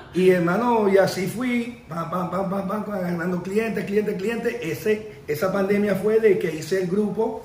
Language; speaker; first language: Spanish; native; Spanish